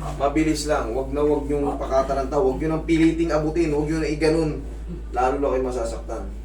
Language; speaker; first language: Filipino; native; Filipino